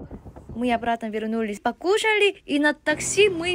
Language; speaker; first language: Russian; non-native, learner; Korean